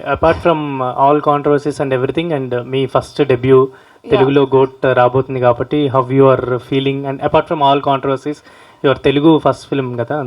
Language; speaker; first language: Telugu; native; Telugu